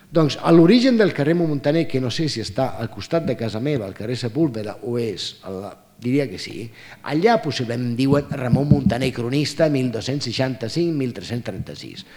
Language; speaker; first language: Catalan; non-native, fluent; Italian